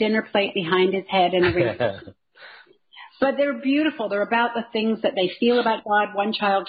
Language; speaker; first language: English; native; English